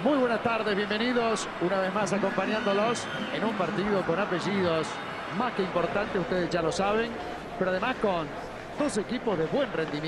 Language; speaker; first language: Spanish; native; Spanish